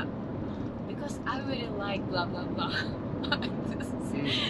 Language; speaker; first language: English; non-native, learner; Russian